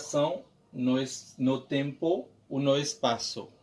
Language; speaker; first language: Portuguese; non-native, learner; Haitian Creole